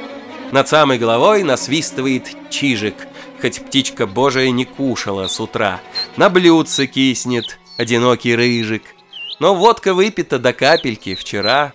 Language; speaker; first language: Russian; native; Russian